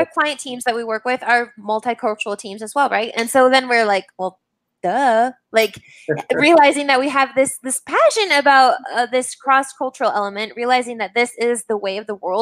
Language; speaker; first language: English; native; English